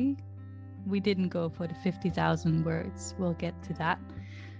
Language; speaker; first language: English; non-native, fluent; Dutch